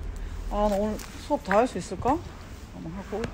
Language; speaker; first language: Korean; native; Korean